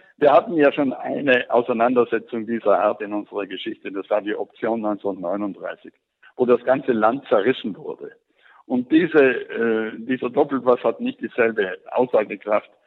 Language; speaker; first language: German; native; German